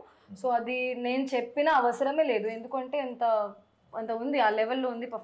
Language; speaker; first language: Telugu; non-native, fluent; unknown